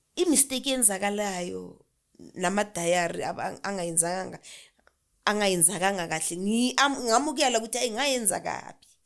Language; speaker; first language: Zulu; non-native, local second language; Southern Sotho